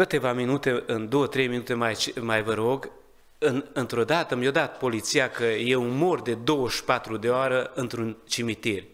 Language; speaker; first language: Romanian; non-native, learner; Hungarian